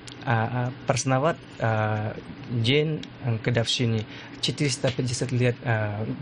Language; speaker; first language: Russian; non-native, learner; Lao